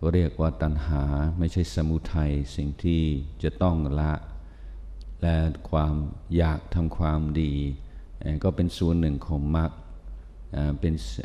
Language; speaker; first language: Thai; non-native, fluent; English